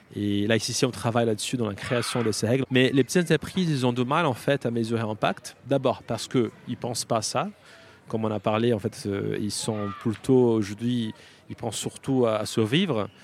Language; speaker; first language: French; non-native, fluent; Portuguese